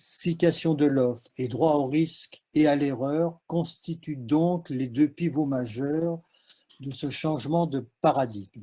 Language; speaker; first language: French; native; French